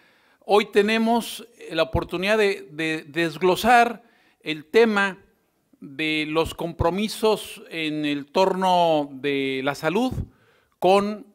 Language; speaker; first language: Spanish; native; Spanish